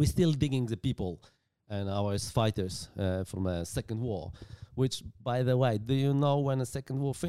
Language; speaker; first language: English; non-native, learner; Polish